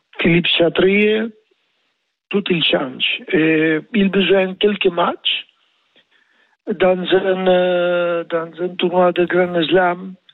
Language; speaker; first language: French; non-native, learner; Spanish